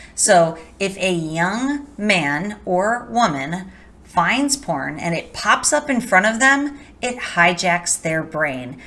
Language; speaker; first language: English; native; English